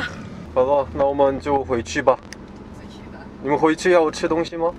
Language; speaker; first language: Chinese; non-native, fluent; Korean